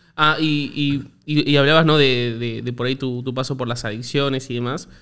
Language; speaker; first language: Spanish; native; Spanish